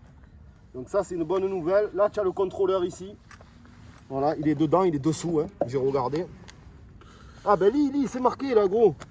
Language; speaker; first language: French; native; French